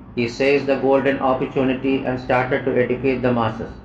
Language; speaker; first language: English; non-native, local second language; Malayalam